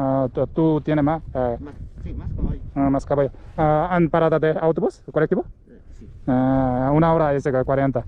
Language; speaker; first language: Spanish; non-native, learner; Korean